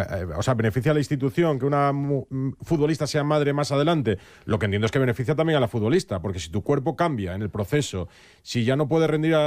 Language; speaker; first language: Spanish; native; Spanish